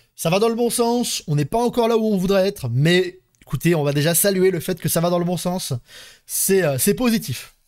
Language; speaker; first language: French; native; French